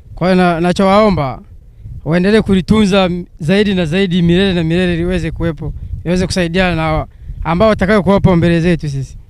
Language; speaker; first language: Swahili; native; Swahili